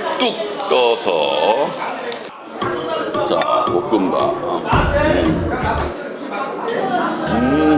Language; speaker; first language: Korean; native; Korean